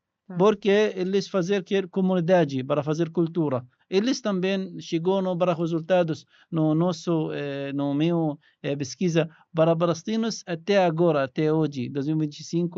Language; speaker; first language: Portuguese; non-native, learner; Arabic